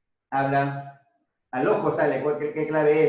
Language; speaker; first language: Spanish; native; Spanish